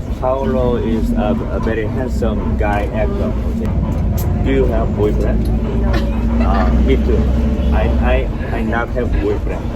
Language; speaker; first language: English; non-native, learner; Korean